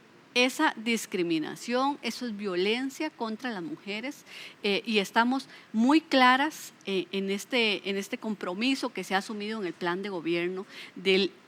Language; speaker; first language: Spanish; native; Spanish